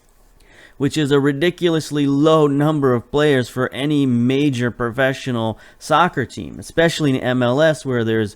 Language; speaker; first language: English; native; English